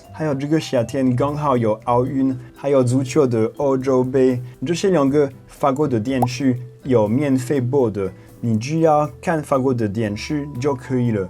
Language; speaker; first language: Chinese; non-native, fluent; French